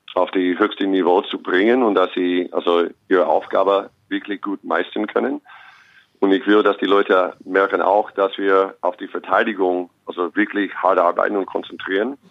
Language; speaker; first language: German; non-native, fluent; English